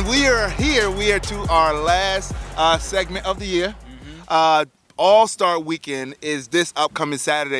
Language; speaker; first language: English; native; English